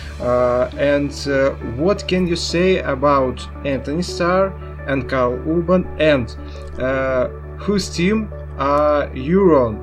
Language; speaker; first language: English; non-native, learner; Russian